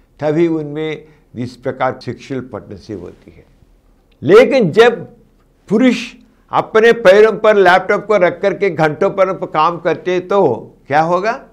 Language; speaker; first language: Hindi; non-native, local second language; Telugu